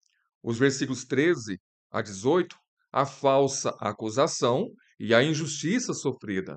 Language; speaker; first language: Portuguese; native; Portuguese